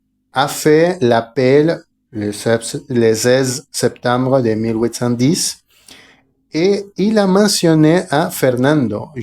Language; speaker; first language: French; non-native, fluent; Spanish